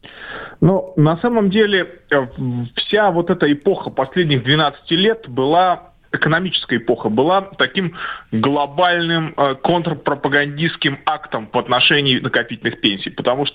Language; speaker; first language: Russian; native; Russian